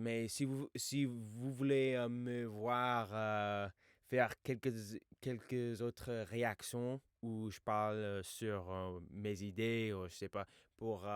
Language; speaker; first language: French; non-native, fluent; English